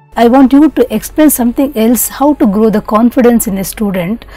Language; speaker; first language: English; non-native, local second language; Kannada